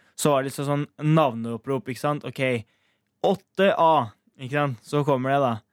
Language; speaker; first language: Norwegian; early bilingual, other home language; Turkish